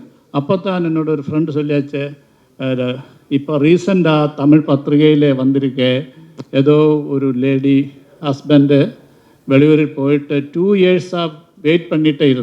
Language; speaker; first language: Tamil; non-native, learner; Malayalam